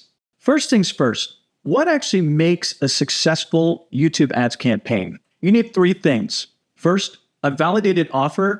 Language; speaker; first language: English; native; English